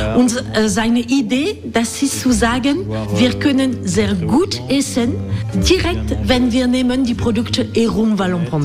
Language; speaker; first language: German; non-native, learner; French